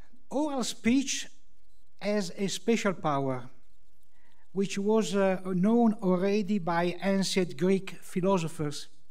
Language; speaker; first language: English; non-native, fluent; Italian